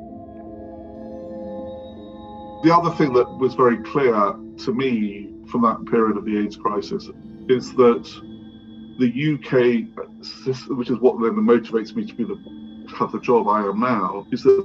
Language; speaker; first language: English; native; English